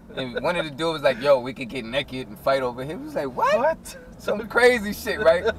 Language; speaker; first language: English; native; English